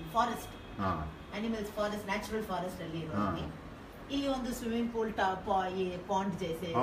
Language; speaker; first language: Kannada; non-native, local second language; Tamil